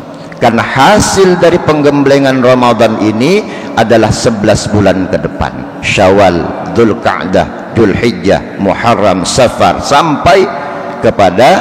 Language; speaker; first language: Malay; non-native, local second language; Banjar